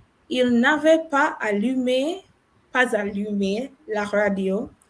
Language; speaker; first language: French; non-native, learner; English